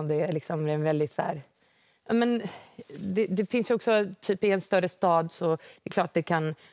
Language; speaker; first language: Swedish; native; Swedish